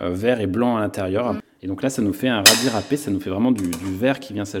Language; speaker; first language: French; native; French